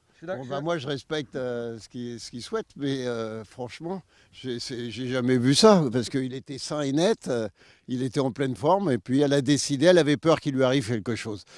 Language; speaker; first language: French; native; French